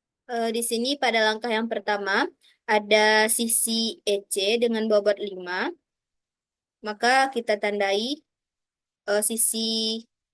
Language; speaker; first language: Indonesian; native; Indonesian